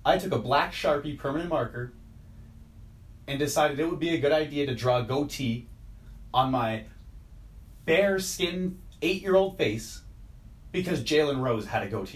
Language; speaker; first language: English; native; English